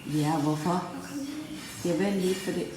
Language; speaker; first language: Danish; non-native, learner; Thai